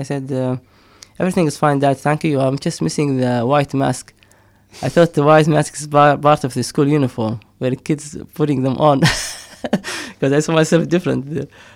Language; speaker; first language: English; non-native, fluent; Somali